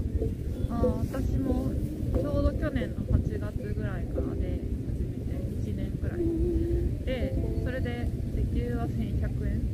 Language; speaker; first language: Japanese; native; Japanese